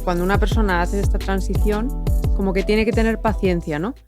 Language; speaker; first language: Spanish; native; Spanish